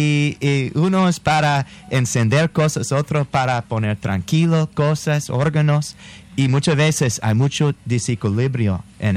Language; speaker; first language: Spanish; non-native, fluent; English